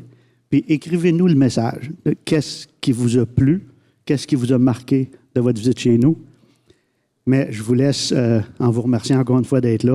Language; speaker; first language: French; native; French